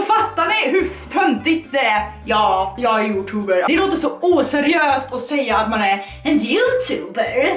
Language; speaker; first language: Swedish; native; Swedish